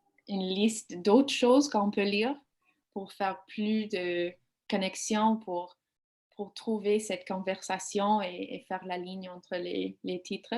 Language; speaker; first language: French; non-native, learner; English